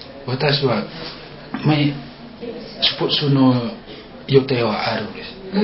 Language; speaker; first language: Japanese; non-native, learner; Indonesian